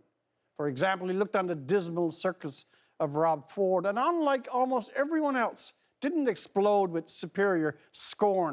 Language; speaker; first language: English; native; English